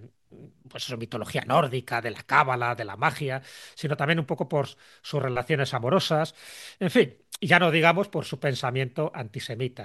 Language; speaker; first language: Spanish; native; Spanish